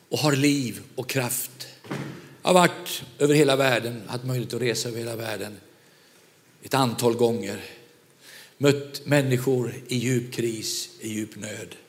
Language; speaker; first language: Swedish; native; Swedish